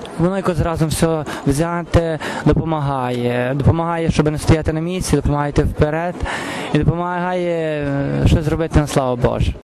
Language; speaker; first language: Ukrainian; native; Ukrainian